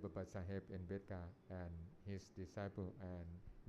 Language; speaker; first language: English; non-native, learner; Thai